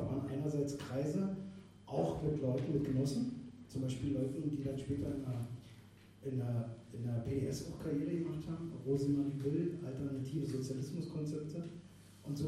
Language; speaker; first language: German; native; German